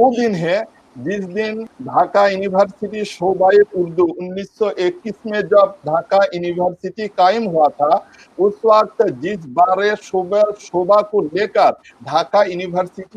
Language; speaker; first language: Urdu; non-native, local second language; Bangla